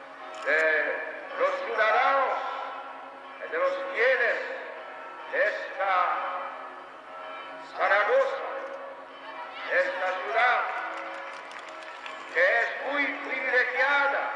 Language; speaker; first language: Spanish; non-native, fluent; Polish